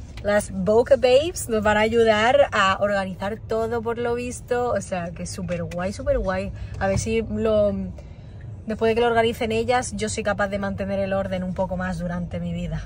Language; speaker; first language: Spanish; native; Spanish